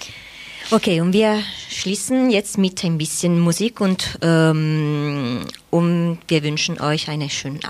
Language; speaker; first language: German; non-native, fluent; Italian